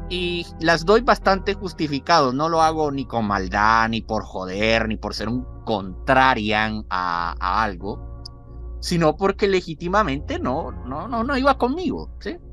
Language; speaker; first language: Spanish; native; Spanish